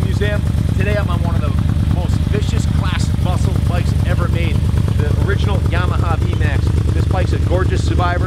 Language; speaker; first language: English; native; English